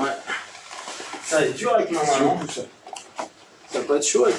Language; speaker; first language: French; native; French